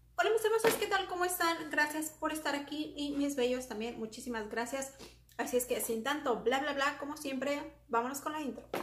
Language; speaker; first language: Spanish; native; Spanish